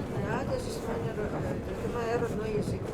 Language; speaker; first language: German; early bilingual, heritage; German